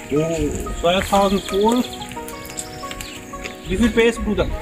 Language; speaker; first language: German; non-native, learner; Punjabi